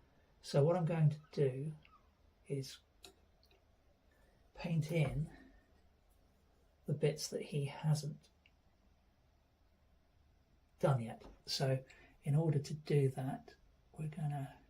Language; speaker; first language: English; native; English